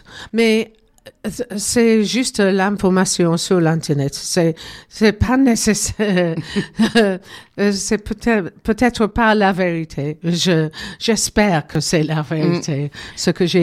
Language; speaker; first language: French; non-native, learner; English